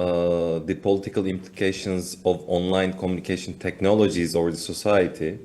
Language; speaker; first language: English; non-native, fluent; Turkish